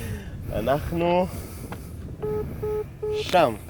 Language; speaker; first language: Hebrew; native; Hebrew